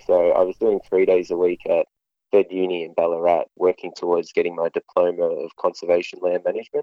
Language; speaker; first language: English; native; English